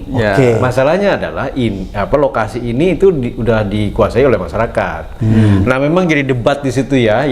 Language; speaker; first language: Indonesian; native; Indonesian